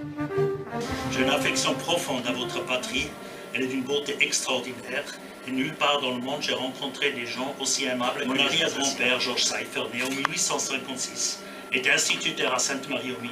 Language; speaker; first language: French; native; French